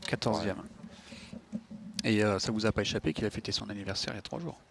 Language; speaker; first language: French; native; French